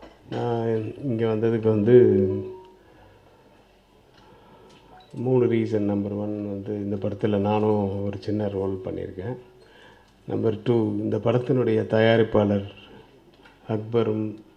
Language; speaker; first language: Tamil; native; Tamil